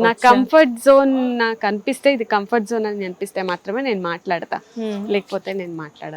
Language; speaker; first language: Telugu; non-native, fluent; Tamil